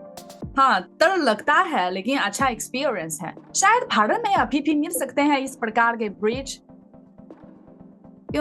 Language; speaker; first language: Hindi; non-native, fluent; Chinese